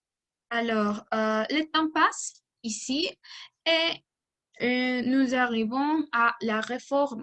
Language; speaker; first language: French; non-native, learner; Spanish